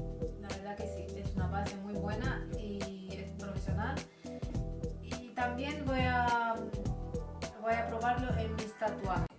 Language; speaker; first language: Spanish; non-native, fluent; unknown